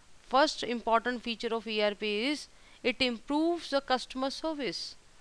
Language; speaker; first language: English; non-native, local second language; Hindi